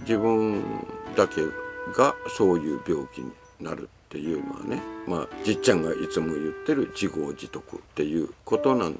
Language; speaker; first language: Japanese; native; Japanese